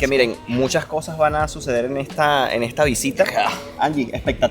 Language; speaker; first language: Spanish; native; Spanish